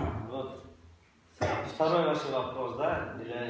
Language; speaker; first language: Russian; non-native, local second language; Tajik